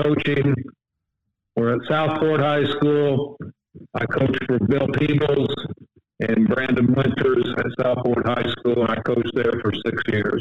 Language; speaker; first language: English; native; English